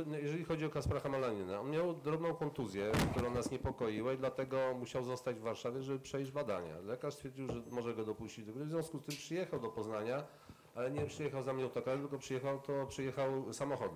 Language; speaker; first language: Polish; native; Polish